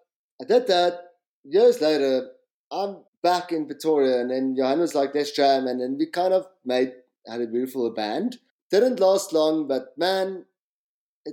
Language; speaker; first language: English; native; English